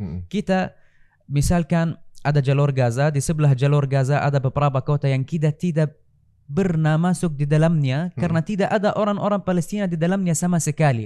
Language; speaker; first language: Indonesian; non-native, fluent; Arabic